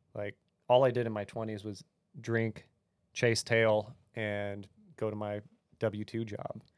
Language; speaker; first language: English; native; English